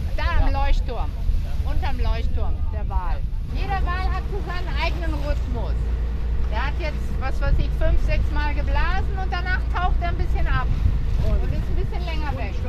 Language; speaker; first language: German; native; German